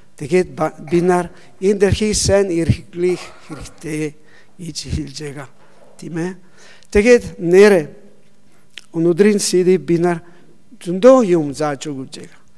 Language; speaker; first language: Mongolian; non-native, learner; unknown